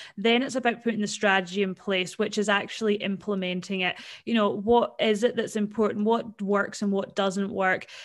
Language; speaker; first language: English; native; English